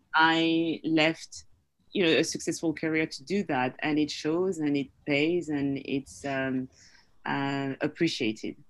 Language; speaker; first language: English; non-native, fluent; French